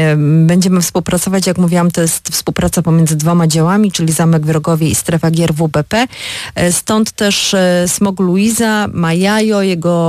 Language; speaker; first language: Polish; native; Polish